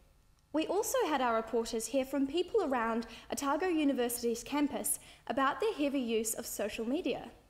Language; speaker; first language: English; native; English